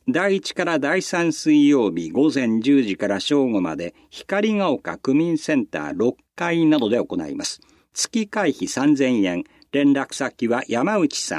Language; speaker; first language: Japanese; native; Japanese